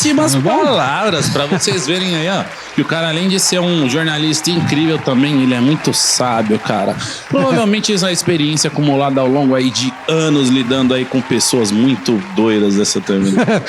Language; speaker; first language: Portuguese; native; Portuguese